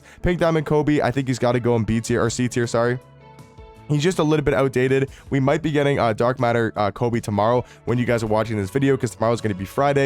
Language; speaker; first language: English; native; English